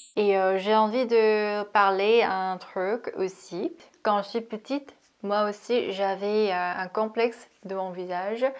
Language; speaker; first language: French; non-native, fluent; Korean